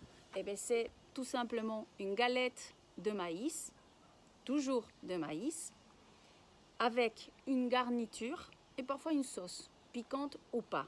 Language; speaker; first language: French; non-native, fluent; Spanish